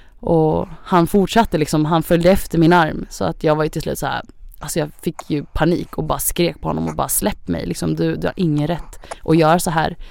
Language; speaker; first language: Swedish; early bilingual, other home language; Thai